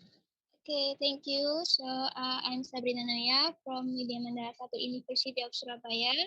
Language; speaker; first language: English; non-native, learner; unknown